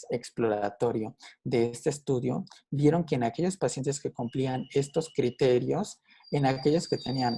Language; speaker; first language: Spanish; native; Spanish